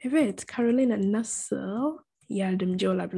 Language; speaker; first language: Turkish; non-native, fluent; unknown